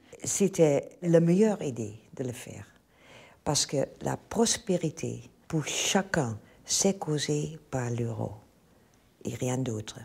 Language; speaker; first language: French; non-native, fluent; Dutch